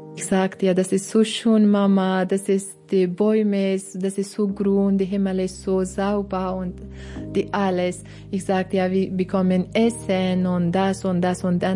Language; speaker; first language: German; non-native, learner; Persian